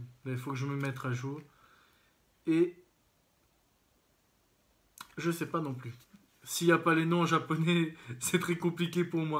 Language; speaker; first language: French; native; French